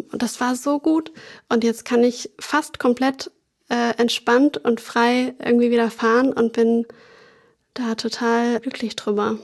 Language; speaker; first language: German; native; German